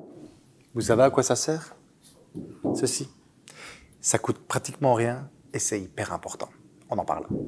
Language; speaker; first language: French; native; French